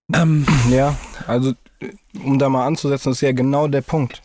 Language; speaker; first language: German; native; German